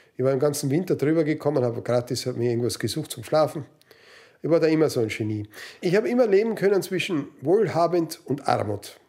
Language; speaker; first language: German; native; German